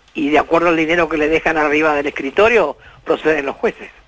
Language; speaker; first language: Spanish; native; Spanish